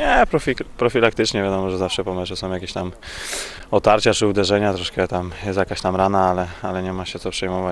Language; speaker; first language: Polish; native; Polish